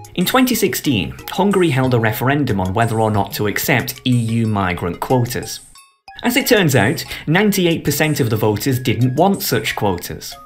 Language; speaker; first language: English; native; English